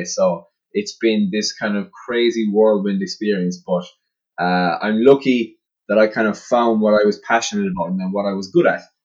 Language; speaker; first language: English; native; English